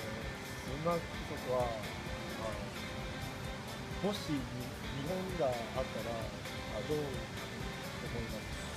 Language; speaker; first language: Japanese; non-native, learner; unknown